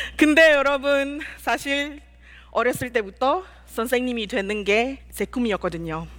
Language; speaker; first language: Korean; non-native, fluent; Malay